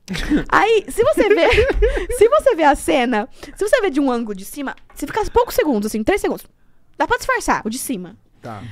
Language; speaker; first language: Portuguese; native; Portuguese